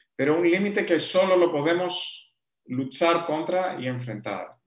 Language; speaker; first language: Spanish; non-native, fluent; Greek